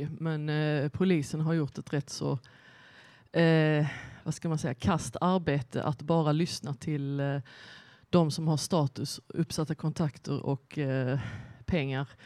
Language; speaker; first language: Swedish; native; Swedish